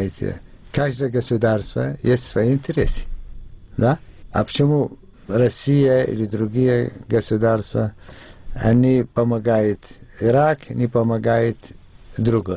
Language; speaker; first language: Russian; non-native, fluent; Arabic